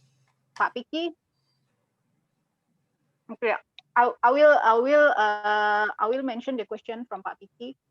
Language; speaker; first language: English; non-native, local second language; Indonesian